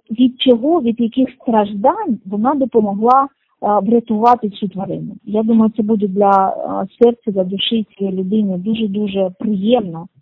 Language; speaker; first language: Ukrainian; non-native, local second language; Russian